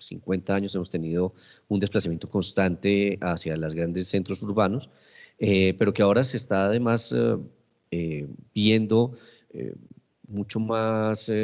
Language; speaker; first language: Spanish; native; Spanish